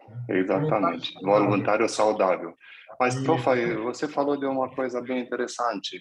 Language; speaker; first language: Portuguese; non-native, fluent; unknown